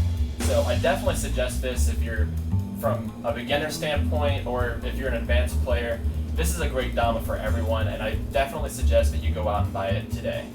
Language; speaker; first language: English; native; English